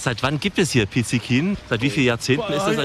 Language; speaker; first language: German; native; German